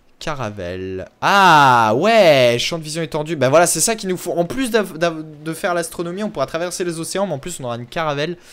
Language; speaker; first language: French; native; French